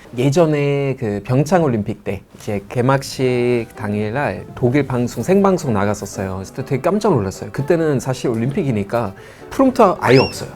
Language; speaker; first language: Korean; non-native, fluent; German